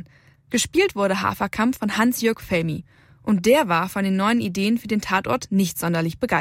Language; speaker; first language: German; native; German